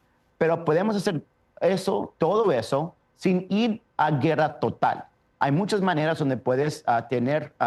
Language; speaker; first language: Spanish; early bilingual, heritage; Spanish